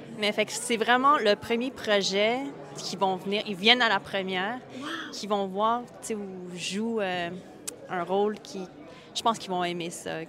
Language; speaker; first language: French; early bilingual, other home language; Vietnamese